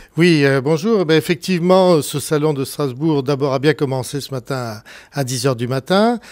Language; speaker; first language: French; native; French